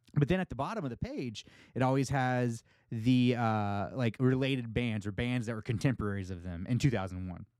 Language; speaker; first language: English; native; English